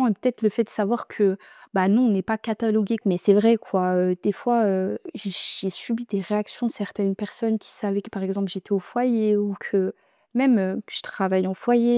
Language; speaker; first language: French; native; French